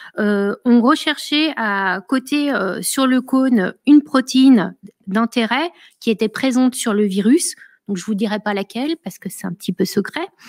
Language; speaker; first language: French; native; French